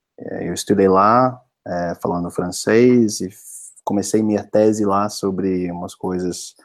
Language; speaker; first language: Portuguese; non-native, fluent; English